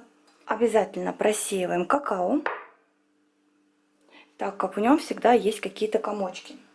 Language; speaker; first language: Russian; native; Russian